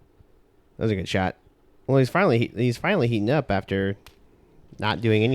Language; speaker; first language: English; native; English